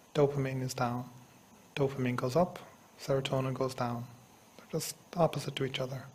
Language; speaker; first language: English; native; English